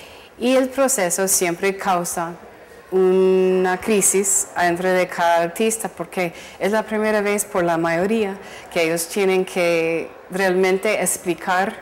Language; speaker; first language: Spanish; non-native, fluent; English